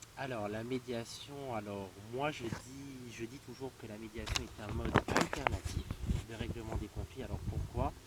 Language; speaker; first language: French; native; French